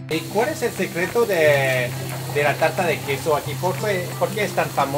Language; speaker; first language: Spanish; non-native, learner; French